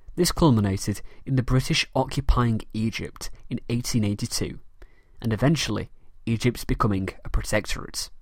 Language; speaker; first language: English; native; English